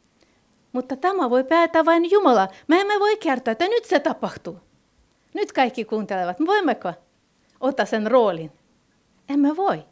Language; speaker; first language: Finnish; non-native, fluent; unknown